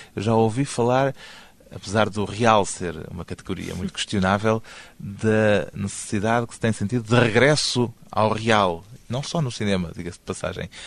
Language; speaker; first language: Portuguese; native; Portuguese